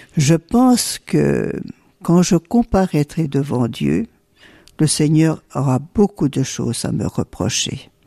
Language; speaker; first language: French; early bilingual, other home language; Italian